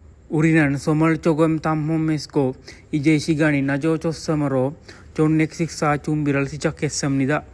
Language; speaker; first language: Korean; non-native, learner; Sinhala